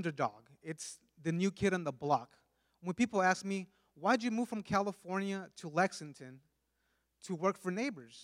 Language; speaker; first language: English; early bilingual, other home language; Spanish